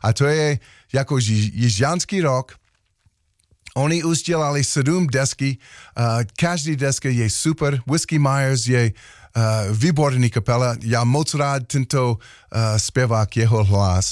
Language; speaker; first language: Czech; non-native, learner; English